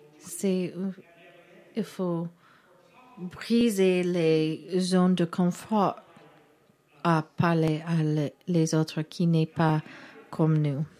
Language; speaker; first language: French; non-native, learner; English